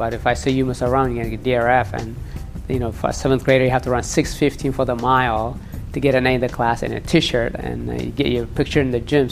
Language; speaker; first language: English; early bilingual, other home language; Tigrinya